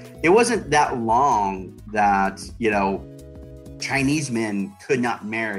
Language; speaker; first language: English; native; English